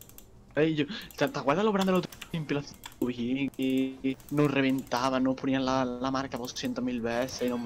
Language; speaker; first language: Spanish; native; Spanish